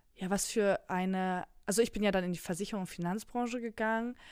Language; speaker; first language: German; non-native, local second language; Polish